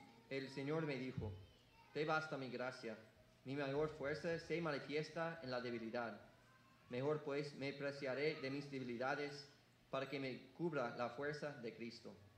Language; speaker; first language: Spanish; non-native, fluent; English